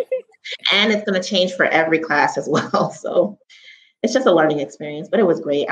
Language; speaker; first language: English; native; English